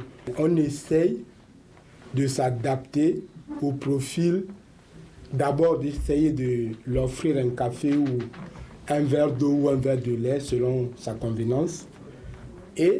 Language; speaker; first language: French; native; French